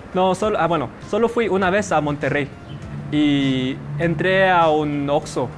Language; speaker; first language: Spanish; non-native, fluent; Korean